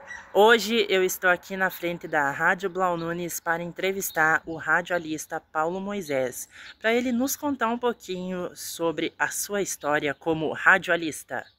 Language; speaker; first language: Portuguese; native; Portuguese